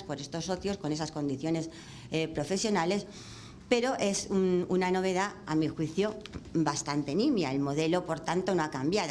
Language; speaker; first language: Spanish; native; Spanish